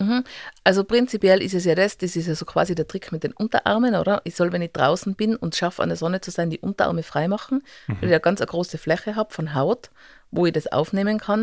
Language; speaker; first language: German; native; German